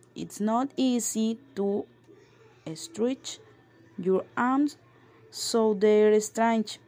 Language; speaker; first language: English; non-native, learner; Spanish